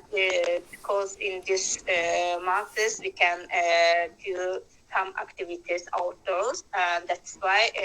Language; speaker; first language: English; non-native, learner; Azerbaijani